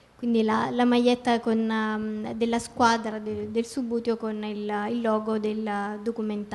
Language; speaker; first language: Italian; native; Italian